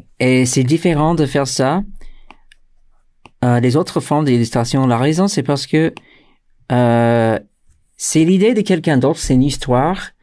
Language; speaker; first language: French; non-native, fluent; English